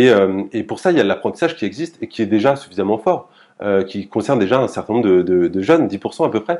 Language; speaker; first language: French; native; French